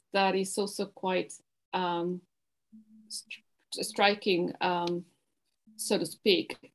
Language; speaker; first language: English; non-native, fluent; Spanish